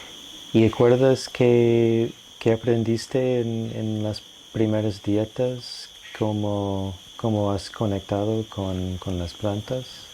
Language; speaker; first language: Spanish; non-native, fluent; English